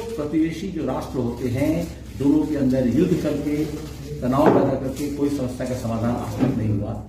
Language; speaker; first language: Hindi; non-native, local second language; Bangla